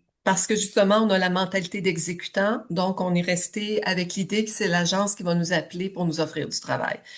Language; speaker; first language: French; native; French